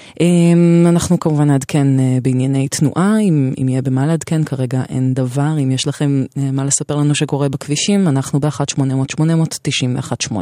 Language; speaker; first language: Hebrew; native; Hebrew